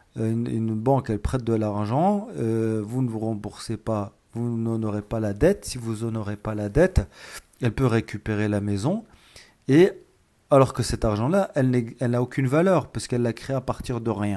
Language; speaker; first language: French; native; French